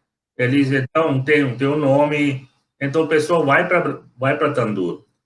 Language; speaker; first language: Portuguese; non-native, fluent; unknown